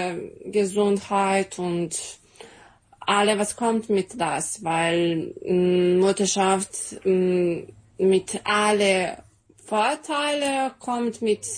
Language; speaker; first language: German; non-native, learner; Serbian